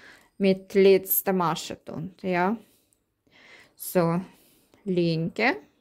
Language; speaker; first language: German; non-native, learner; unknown